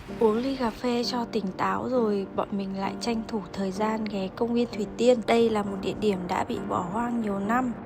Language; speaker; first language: Vietnamese; native; Vietnamese